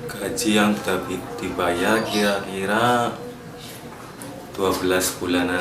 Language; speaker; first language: Indonesian; non-native, local second language; Javanese